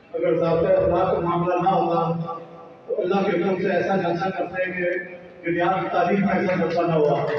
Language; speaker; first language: Urdu; non-native, local second language; Pahari-Potwari